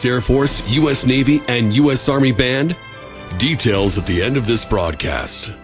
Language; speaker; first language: English; native; English